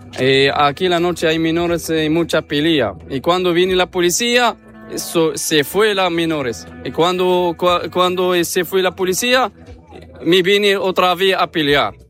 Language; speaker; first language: Spanish; non-native, learner; Arabic